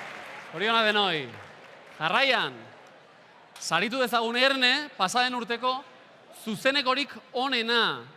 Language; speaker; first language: Basque; native; Basque